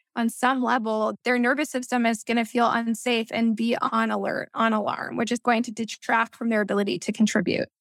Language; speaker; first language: English; early bilingual, other home language; Spanish